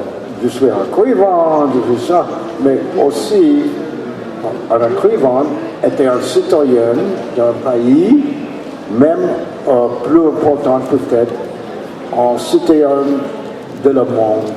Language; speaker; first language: French; non-native, learner; English